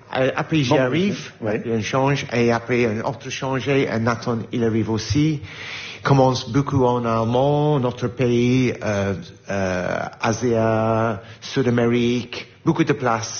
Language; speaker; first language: French; non-native, learner; English